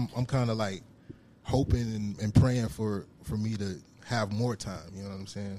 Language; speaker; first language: English; native; English